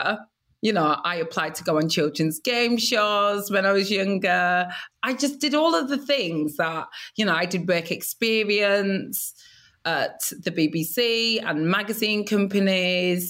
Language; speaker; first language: English; native; English